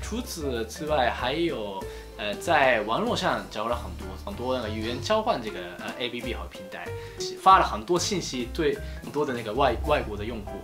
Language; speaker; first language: Chinese; non-native, fluent; Japanese